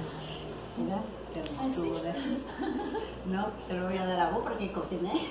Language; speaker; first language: Spanish; native; Spanish